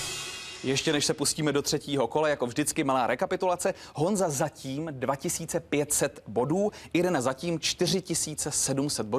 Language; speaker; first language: Czech; native; Czech